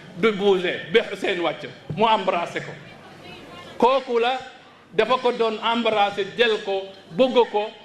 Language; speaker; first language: Wolof; non-native, local second language; Fula